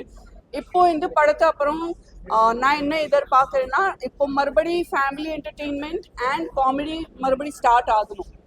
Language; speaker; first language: Tamil; non-native, fluent; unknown